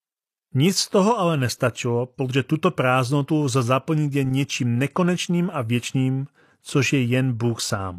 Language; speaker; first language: Czech; native; Czech